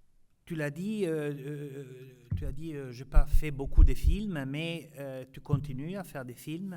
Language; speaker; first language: French; non-native, fluent; Italian